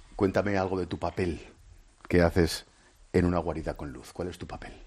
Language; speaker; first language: Spanish; native; Spanish